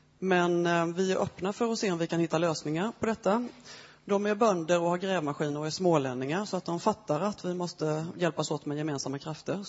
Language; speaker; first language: Swedish; native; Swedish